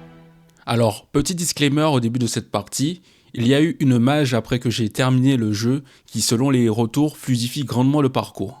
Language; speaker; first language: French; native; French